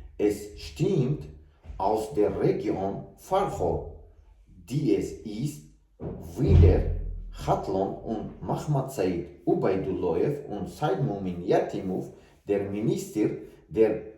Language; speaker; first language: German; non-native, learner; Tajik